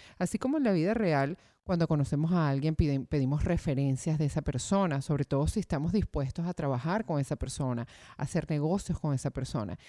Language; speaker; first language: Spanish; native; Spanish